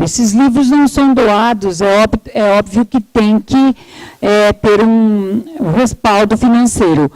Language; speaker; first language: Portuguese; native; Portuguese